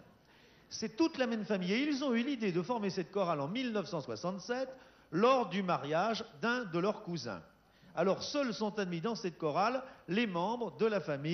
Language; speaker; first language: French; native; French